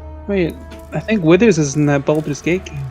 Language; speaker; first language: English; native; English